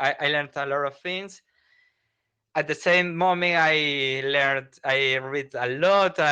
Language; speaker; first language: English; non-native, learner; Spanish